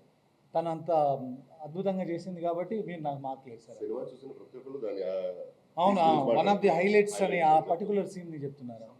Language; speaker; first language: Telugu; native; Telugu